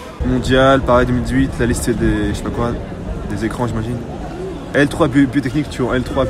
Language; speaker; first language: French; native; French